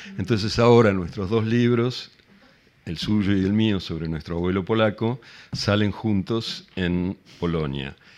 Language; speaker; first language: Spanish; native; Spanish